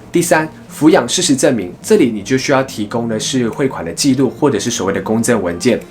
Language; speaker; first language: Chinese; native; Chinese